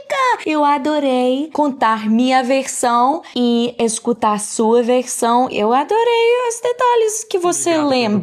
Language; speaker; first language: Portuguese; non-native, fluent; English